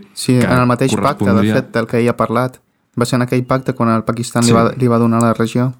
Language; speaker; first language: Catalan; native; Catalan